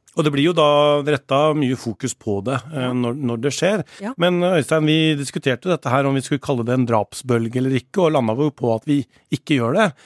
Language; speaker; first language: Norwegian; native; Norwegian